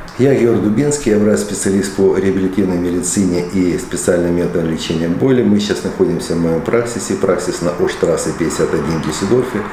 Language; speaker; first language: Russian; early bilingual, other home language; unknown